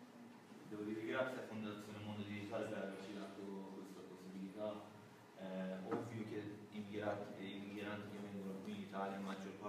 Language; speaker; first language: Italian; non-native, learner; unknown